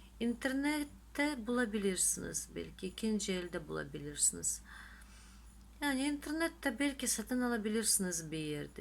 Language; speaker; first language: Turkish; non-native, fluent; Russian